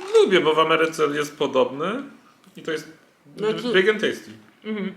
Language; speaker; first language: Polish; non-native, fluent; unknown